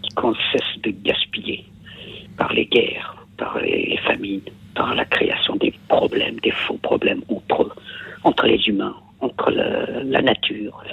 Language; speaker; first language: French; non-native, local second language; Kabyle